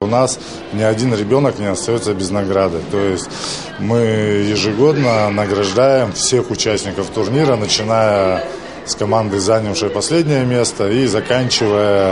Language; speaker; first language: Russian; native; Russian